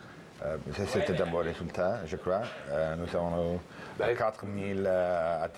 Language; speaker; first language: French; non-native, learner; Italian